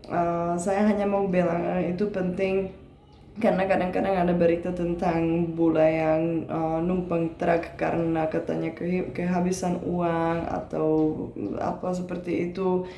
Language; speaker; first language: Indonesian; non-native, fluent; Czech